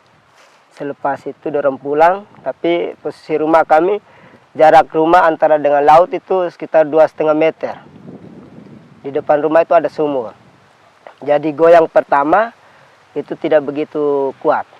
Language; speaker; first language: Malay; non-native, local second language; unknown